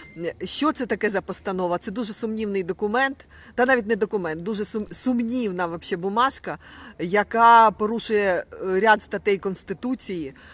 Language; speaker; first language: Ukrainian; native; Ukrainian